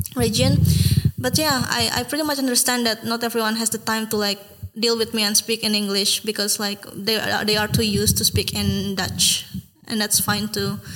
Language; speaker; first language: English; non-native, fluent; Indonesian